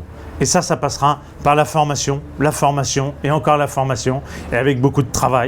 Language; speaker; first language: French; native; French